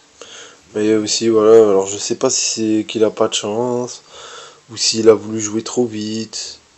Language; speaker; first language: French; native; French